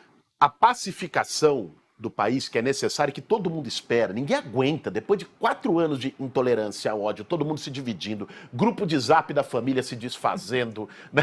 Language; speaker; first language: Portuguese; native; Portuguese